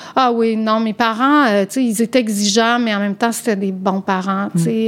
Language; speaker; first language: French; native; French